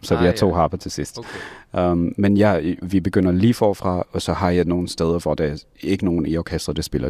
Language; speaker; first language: Danish; non-native, fluent; English